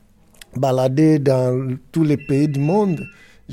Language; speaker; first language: French; non-native, learner; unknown